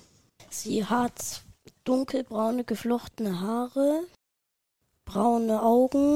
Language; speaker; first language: German; early bilingual, other home language; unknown